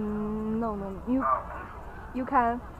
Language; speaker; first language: English; non-native, learner; Chinese